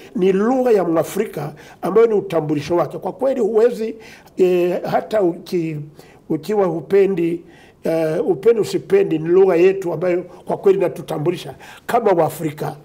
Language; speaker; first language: Swahili; non-native, local second language; Kinyarwanda